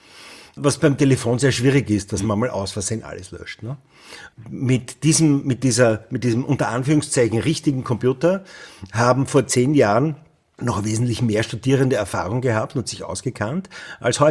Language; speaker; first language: German; native; German